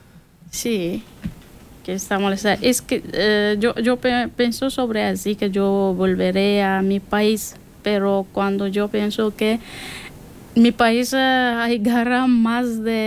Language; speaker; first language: Spanish; non-native, learner; Persian